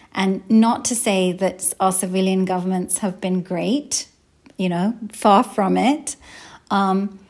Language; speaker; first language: English; native; English